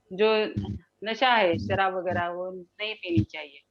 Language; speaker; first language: Hindi; non-native, fluent; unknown